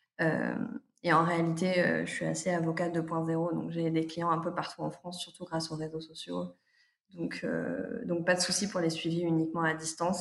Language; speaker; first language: French; native; French